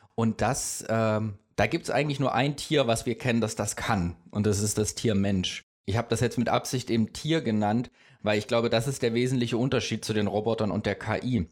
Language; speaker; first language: German; native; German